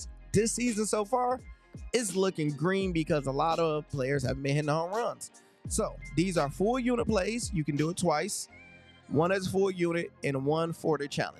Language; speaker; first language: English; native; English